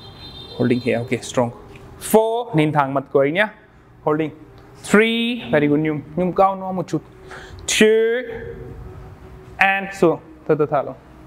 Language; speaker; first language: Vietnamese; non-native, learner; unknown